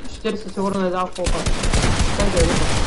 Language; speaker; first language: Bulgarian; native; Bulgarian